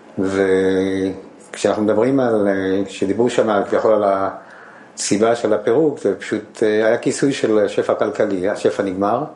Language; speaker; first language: Hebrew; non-native, fluent; Spanish